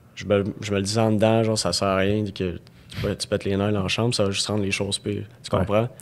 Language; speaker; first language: French; native; French